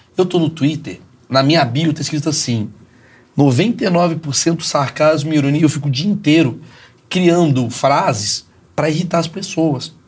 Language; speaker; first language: Portuguese; native; Portuguese